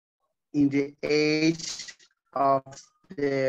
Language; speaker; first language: English; non-native, learner; Spanish